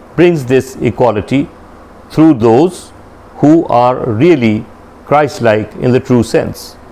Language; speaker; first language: English; non-native, local second language; Hindi